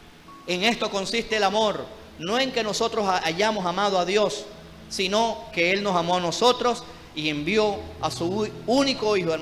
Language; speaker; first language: Spanish; native; Spanish